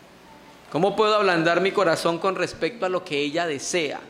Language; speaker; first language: Spanish; native; Spanish